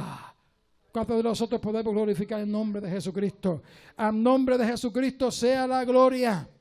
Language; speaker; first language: Spanish; native; Spanish